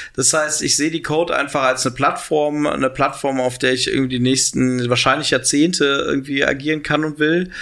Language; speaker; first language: German; native; German